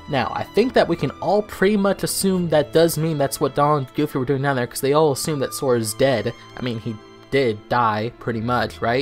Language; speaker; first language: English; native; English